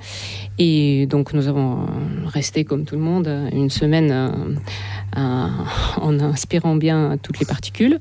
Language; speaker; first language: French; non-native, fluent; Russian